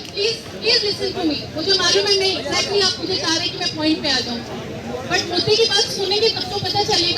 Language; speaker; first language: Hindi; native; Hindi